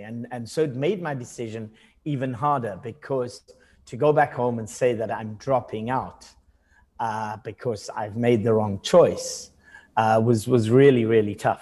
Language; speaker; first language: English; non-native, local second language; Zulu